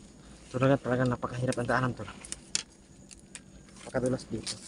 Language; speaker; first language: Filipino; non-native, local second language; Cebuano